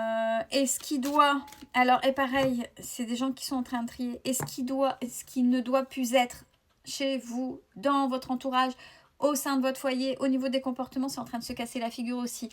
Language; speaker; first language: French; native; French